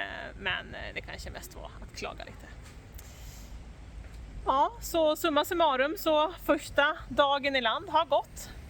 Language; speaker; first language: Swedish; native; Swedish